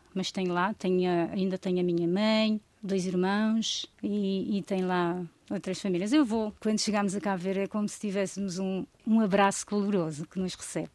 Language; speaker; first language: Portuguese; non-native, local second language; Kabuverdianu